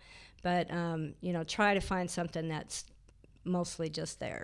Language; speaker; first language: English; native; English